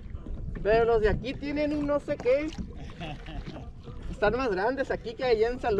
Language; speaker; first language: Spanish; native; Spanish